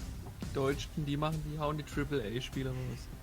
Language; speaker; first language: German; native; German